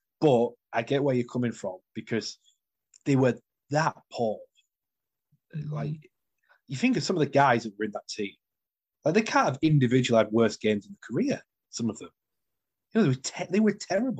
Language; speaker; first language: English; native; English